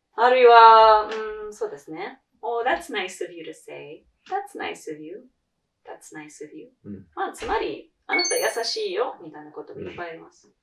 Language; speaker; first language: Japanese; non-native, fluent; English